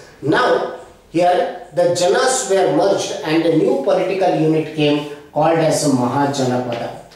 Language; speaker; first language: English; non-native, local second language; Kannada